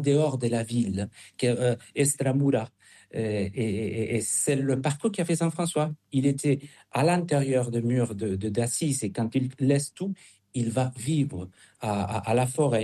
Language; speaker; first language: French; non-native, fluent; Spanish